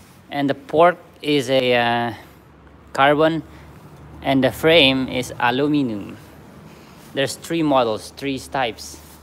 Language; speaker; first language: English; non-native, local second language; Filipino